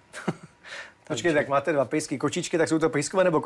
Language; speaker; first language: Czech; native; Czech